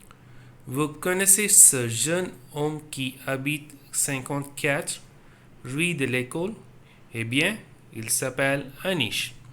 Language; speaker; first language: French; non-native, fluent; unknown